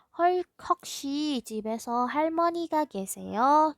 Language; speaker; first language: Korean; non-native, fluent; Indonesian